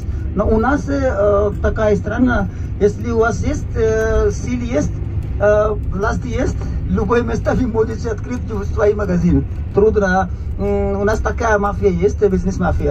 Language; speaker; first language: Russian; non-native, local second language; Hindi